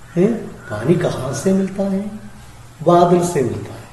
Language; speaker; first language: Hindi; non-native, local second language; Malayalam